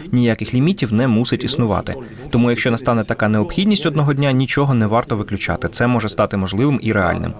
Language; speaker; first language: Ukrainian; native; Ukrainian